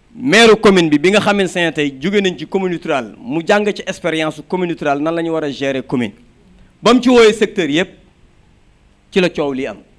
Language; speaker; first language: Wolof; native; Wolof